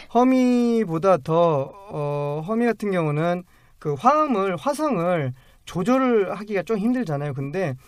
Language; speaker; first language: Korean; native; Korean